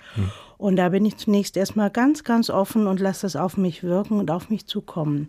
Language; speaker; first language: German; native; German